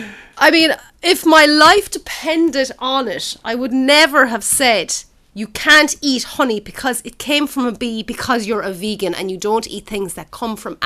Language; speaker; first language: English; native; English